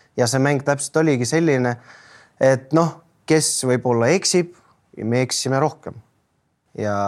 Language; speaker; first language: Estonian; non-native, local second language; Russian